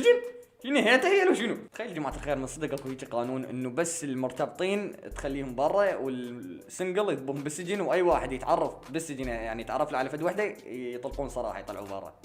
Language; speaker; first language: Arabic; native; Arabic